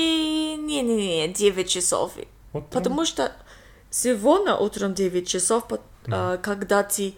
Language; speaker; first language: Russian; non-native, learner; English